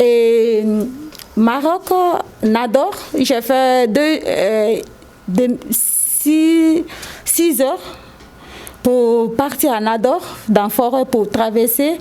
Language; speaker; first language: French; non-native, local second language; Susu